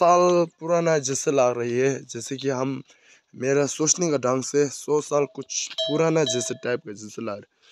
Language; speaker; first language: Hindi; non-native, local second language; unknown